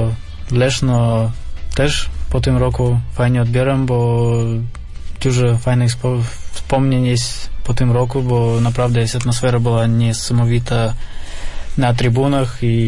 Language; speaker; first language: Polish; non-native, fluent; Russian